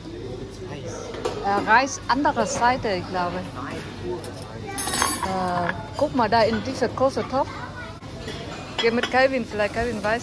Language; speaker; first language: German; non-native, learner; Vietnamese